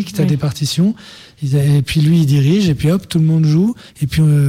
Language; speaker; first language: French; native; French